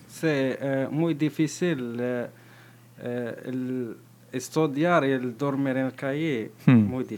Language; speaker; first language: Spanish; non-native, learner; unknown